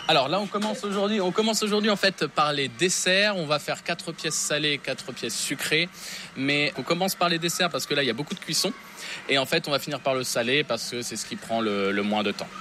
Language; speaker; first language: French; native; French